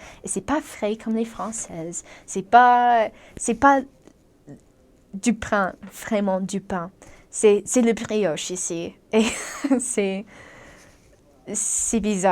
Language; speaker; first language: French; non-native, learner; English